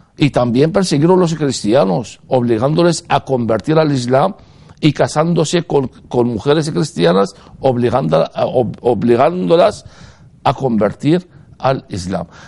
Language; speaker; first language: Spanish; non-native, fluent; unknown